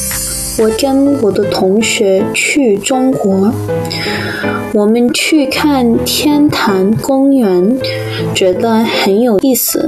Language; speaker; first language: Chinese; non-native, learner; English